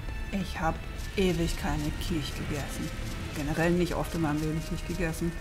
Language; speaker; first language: German; native; German